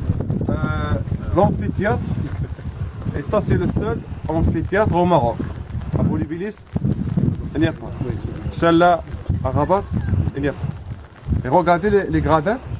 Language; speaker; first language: French; non-native, local second language; Arabic